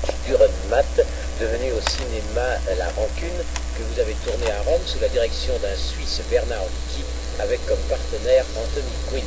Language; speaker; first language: French; native; French